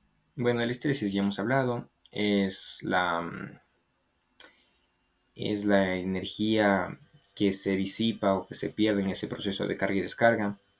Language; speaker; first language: Spanish; native; Spanish